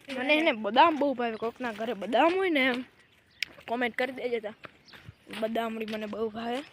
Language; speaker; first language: Gujarati; non-native, local second language; Kachhi